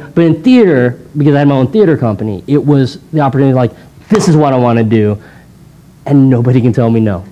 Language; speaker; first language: English; native; English